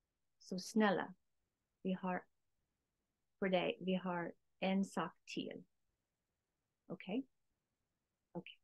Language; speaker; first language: Swedish; non-native, learner; English